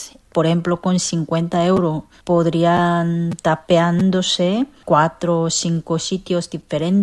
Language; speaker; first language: Spanish; non-native, fluent; Korean